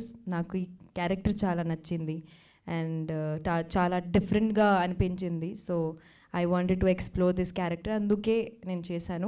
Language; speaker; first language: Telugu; non-native, local second language; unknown